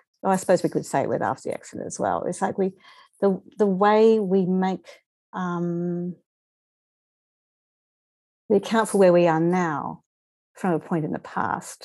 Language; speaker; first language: English; native; English